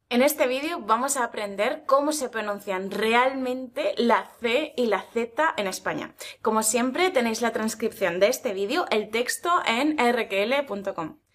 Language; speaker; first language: Spanish; native; Spanish